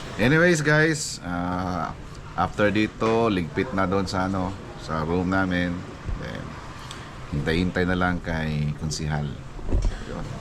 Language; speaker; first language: Filipino; non-native, local second language; Cebuano